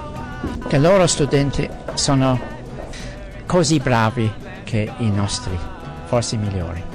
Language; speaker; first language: Italian; non-native, learner; English